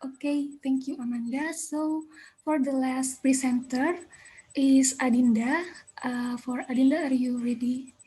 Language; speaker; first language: English; non-native, learner; Indonesian